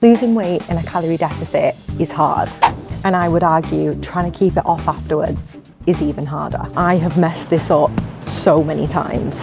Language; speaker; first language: English; native; English